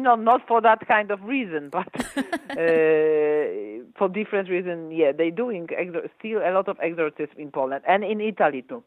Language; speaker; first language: English; non-native, fluent; Polish